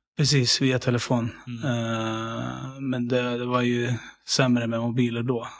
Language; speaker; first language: Swedish; early bilingual, other home language; Syriac